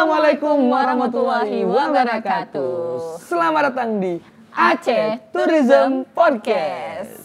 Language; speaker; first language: Indonesian; native; Indonesian